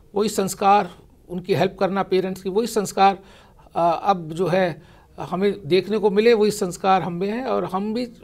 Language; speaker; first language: Hindi; native; Hindi